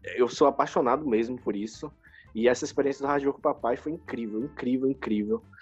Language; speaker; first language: Portuguese; native; Portuguese